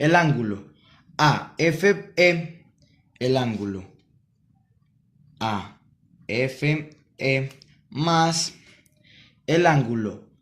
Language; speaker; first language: Spanish; native; Spanish